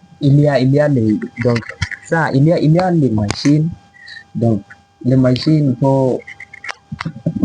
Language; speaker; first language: French; non-native, learner; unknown